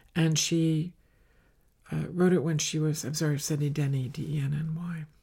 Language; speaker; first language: English; native; English